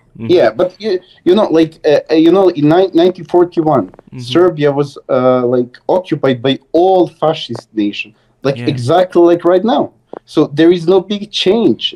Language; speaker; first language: English; non-native, fluent; Serbian